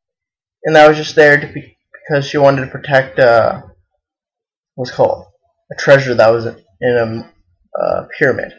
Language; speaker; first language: English; native; English